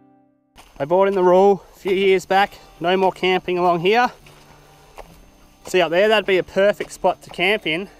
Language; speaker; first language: English; native; English